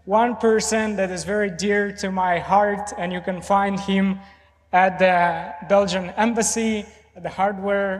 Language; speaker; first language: English; non-native, fluent; Romanian